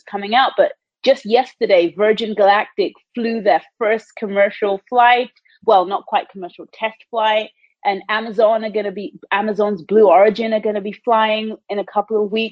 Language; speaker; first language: English; native; English